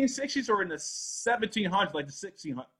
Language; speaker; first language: English; native; English